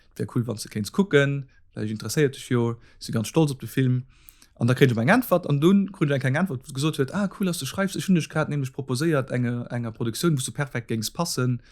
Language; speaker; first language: Luxembourgish; native; Luxembourgish